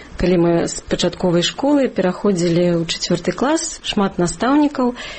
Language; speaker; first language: Belarusian; non-native, local second language; Russian